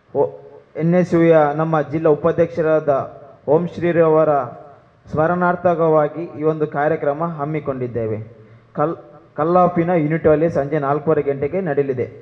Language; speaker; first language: Kannada; native; Kannada